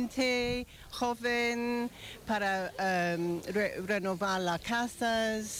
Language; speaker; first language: Spanish; non-native, learner; English